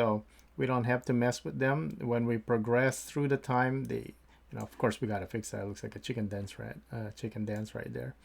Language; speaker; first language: English; native; English